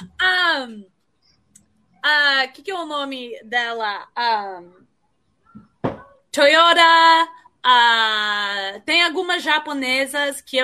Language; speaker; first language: Portuguese; early bilingual, heritage; Portuguese